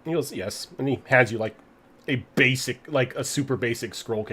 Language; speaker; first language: English; native; English